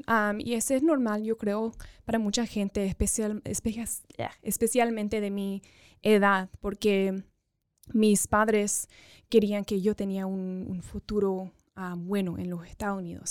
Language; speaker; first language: Spanish; early bilingual, other home language; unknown